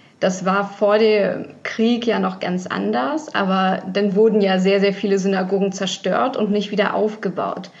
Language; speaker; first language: German; early bilingual, other home language; Russian